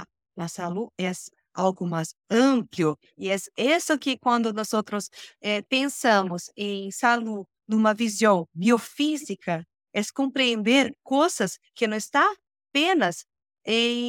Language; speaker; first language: Spanish; non-native, learner; Portuguese